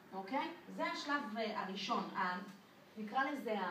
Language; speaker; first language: Hebrew; non-native, fluent; French